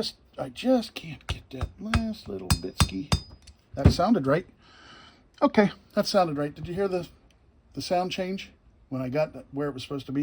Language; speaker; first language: English; native; English